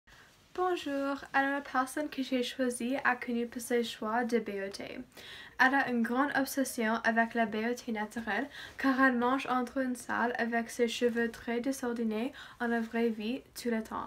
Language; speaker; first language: French; non-native, learner; English